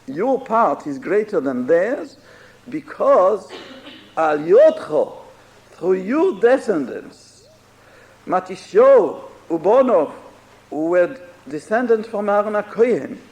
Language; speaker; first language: English; non-native, fluent; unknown